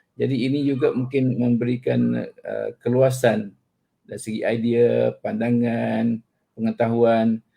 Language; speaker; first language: Malay; native; Malay